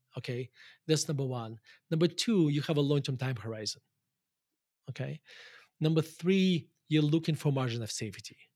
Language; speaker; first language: English; non-native, fluent; Russian